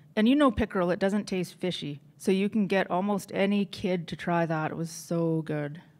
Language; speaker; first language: English; native; English